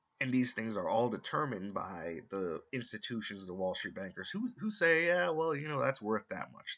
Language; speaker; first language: English; native; English